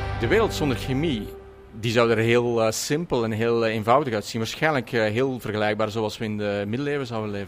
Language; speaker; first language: Dutch; native; Dutch